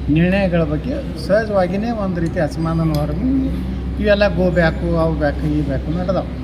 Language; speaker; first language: Kannada; native; Kannada